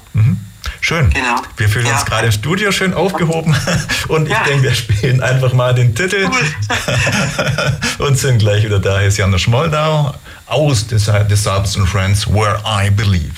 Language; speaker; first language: German; native; German